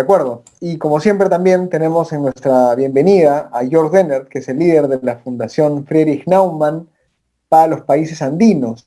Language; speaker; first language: Spanish; native; Spanish